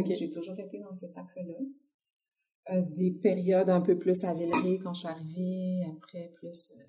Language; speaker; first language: French; native; French